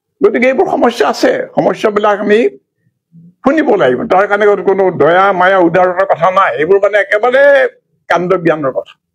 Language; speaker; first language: Assamese; native; Assamese